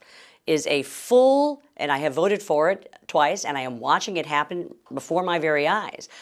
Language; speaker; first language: English; native; English